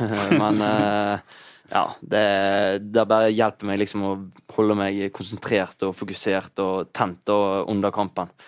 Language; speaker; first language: Norwegian; native; Norwegian